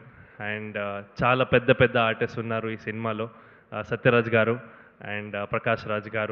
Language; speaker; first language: Telugu; non-native, learner; Kannada